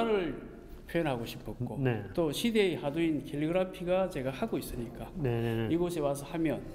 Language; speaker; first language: Korean; native; Korean